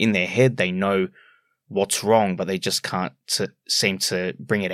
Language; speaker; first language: English; native; English